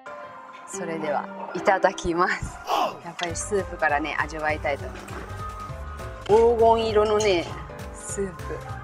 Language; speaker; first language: Japanese; native; Japanese